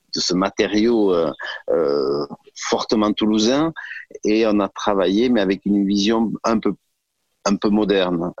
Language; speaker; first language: French; native; French